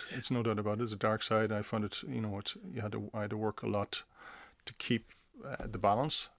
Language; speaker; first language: English; native; English